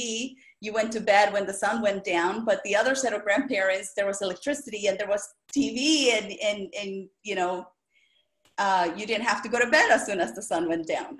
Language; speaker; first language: English; non-native, fluent; Spanish